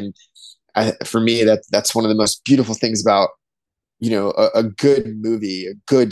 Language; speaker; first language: English; native; English